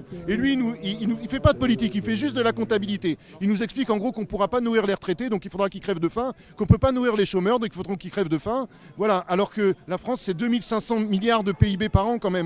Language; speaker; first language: French; native; French